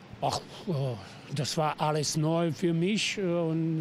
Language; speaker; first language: German; non-native, fluent; Serbian